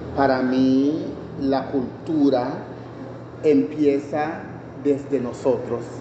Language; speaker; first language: Spanish; non-native, local second language; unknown